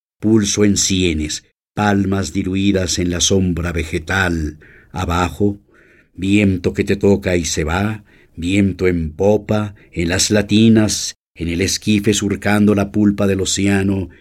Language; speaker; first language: Spanish; native; Spanish